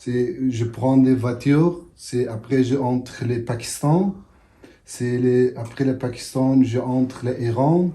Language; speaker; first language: French; non-native, learner; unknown